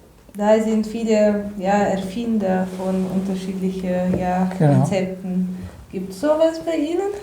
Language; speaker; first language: German; non-native, fluent; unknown